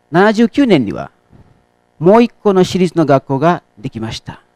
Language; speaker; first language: Japanese; non-native, fluent; Nepali